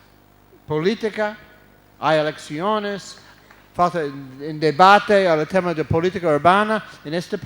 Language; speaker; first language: Spanish; non-native, fluent; English